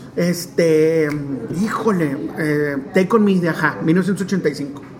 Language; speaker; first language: Spanish; non-native, local second language; English